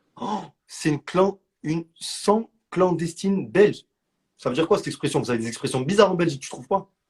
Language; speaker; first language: French; native; French